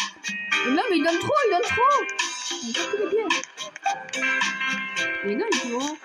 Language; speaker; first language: French; native; French